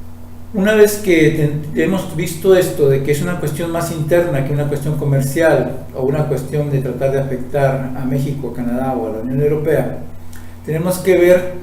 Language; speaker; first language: Spanish; native; Spanish